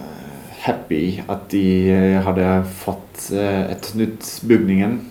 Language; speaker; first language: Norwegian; non-native, fluent; German